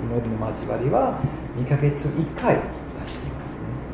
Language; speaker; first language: Japanese; non-native, fluent; German